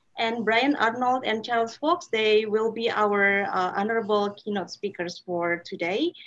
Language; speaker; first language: English; non-native, fluent; Indonesian